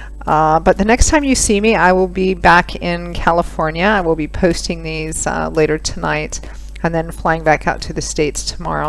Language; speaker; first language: English; native; English